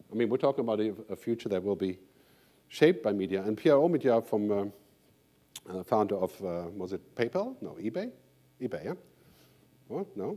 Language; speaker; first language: English; non-native, fluent; German